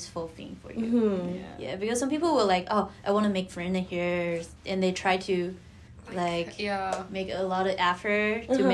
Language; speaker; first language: English; non-native, fluent; Chinese